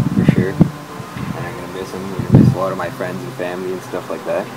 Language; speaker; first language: English; native; English